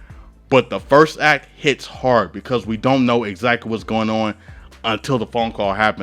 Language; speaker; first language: English; native; English